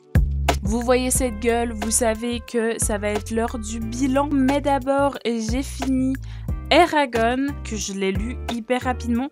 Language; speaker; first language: French; native; French